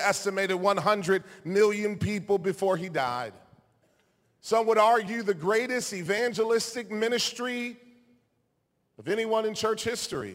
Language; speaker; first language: English; native; English